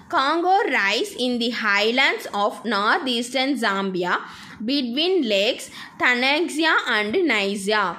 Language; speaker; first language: English; non-native, local second language; Tamil